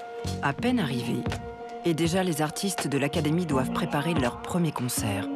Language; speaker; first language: French; native; French